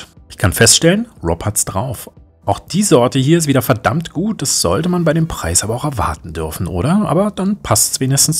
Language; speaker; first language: German; native; German